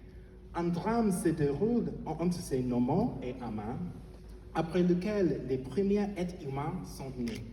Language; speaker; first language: French; non-native, fluent; English